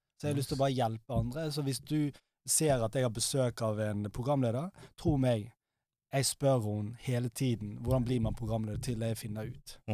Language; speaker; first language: Norwegian; early bilingual, other home language; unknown